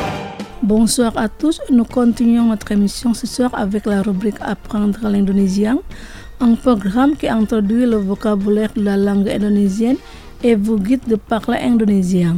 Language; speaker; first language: French; non-native, fluent; Indonesian